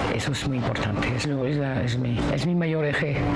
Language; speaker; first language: Spanish; non-native, fluent; French